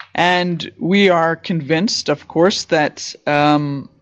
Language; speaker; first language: English; native; English